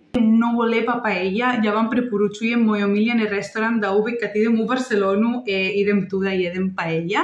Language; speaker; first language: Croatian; non-native, learner; Spanish